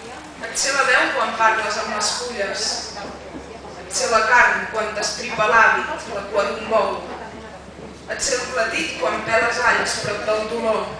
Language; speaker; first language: Catalan; native; Catalan